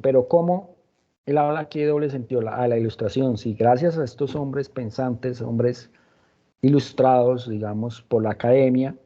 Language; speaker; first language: Spanish; native; Spanish